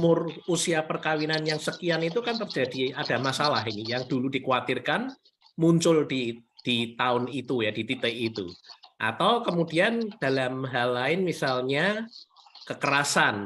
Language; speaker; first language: Malay; native; Malay